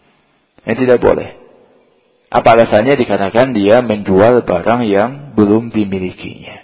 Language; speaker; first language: Indonesian; native; Indonesian